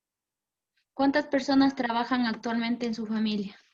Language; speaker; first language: Spanish; native; Spanish